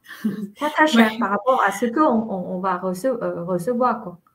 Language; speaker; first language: French; non-native, fluent; Vietnamese